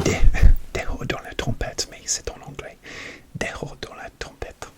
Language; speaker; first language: French; non-native, learner; English